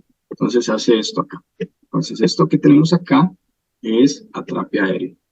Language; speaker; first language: Spanish; native; Spanish